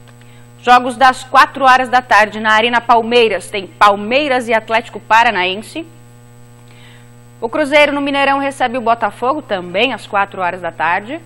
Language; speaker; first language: Portuguese; native; Portuguese